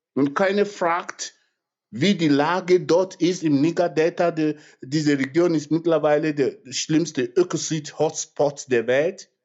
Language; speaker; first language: German; non-native, fluent; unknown